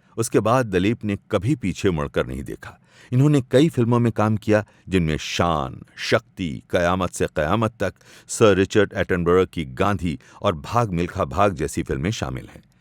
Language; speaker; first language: Hindi; native; Hindi